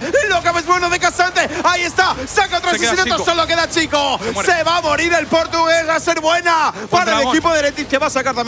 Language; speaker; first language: Spanish; native; Spanish